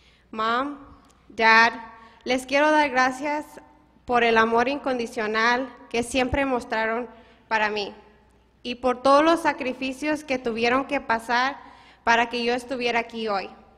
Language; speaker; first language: Spanish; early bilingual, heritage; Spanish